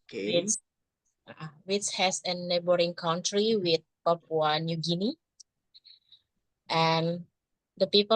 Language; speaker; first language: English; non-native, learner; Indonesian